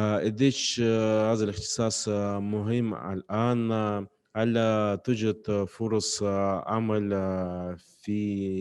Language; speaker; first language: Arabic; non-native, fluent; Russian